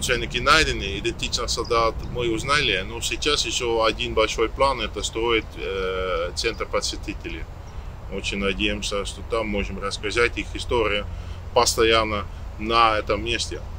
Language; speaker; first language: Russian; non-native, learner; Dutch